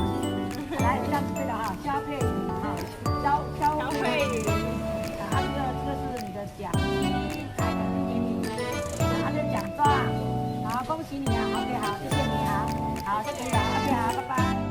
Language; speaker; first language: Chinese; native; Chinese